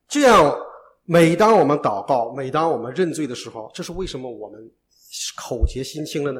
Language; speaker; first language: Chinese; native; Chinese